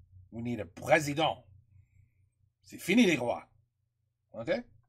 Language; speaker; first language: French; non-native, learner; English